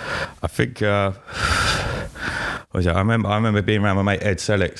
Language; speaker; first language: English; native; English